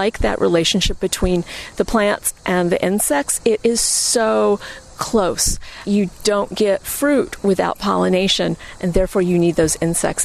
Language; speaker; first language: English; native; English